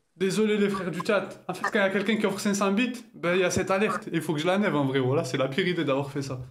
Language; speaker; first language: French; native; French